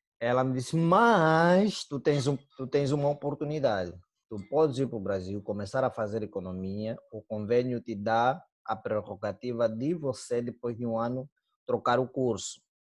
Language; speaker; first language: Portuguese; native; Portuguese